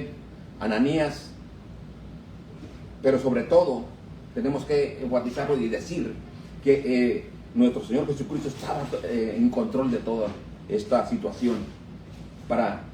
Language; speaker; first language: Spanish; native; Spanish